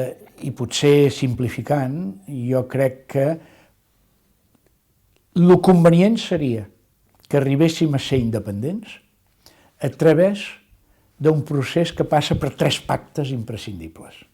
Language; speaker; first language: Catalan; native; Catalan